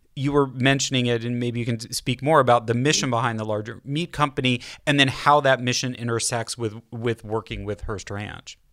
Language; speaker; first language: English; native; English